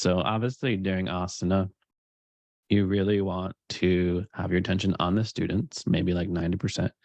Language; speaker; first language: English; native; English